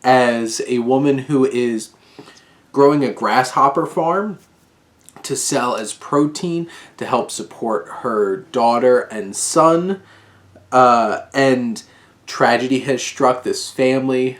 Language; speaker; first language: English; native; English